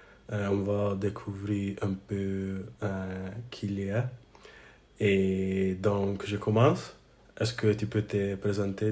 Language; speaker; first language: French; non-native, learner; English